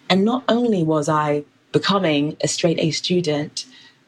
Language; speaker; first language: English; native; English